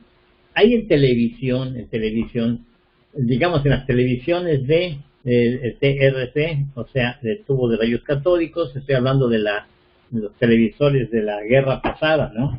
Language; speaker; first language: Spanish; native; Spanish